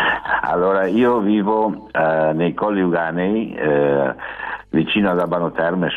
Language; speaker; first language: Italian; native; Italian